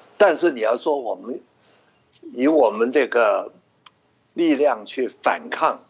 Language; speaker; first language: Chinese; non-native, local second language; Cantonese